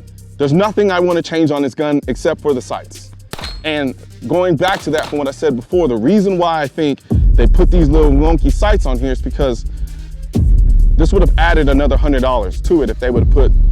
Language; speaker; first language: English; native; English